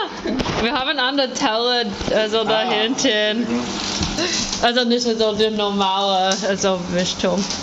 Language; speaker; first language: German; non-native, learner; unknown